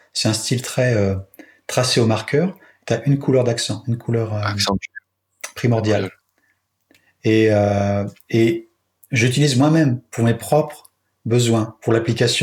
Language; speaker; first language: French; native; French